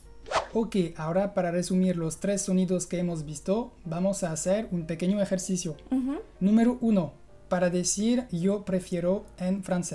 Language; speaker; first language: Spanish; non-native, fluent; French